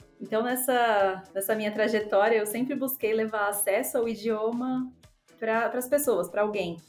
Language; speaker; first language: Portuguese; native; Portuguese